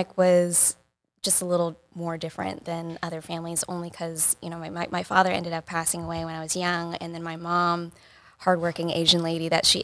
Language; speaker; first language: English; native; English